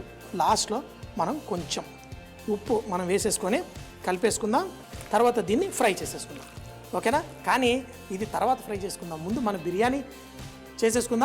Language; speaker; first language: Telugu; native; Telugu